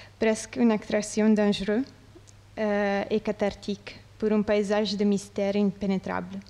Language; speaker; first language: French; non-native, fluent; Italian